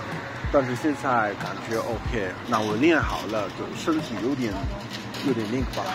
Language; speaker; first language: Chinese; non-native, fluent; English